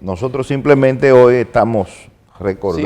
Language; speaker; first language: Spanish; native; Spanish